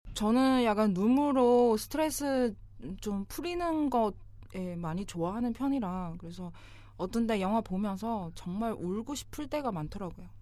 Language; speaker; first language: Korean; non-native, fluent; Chinese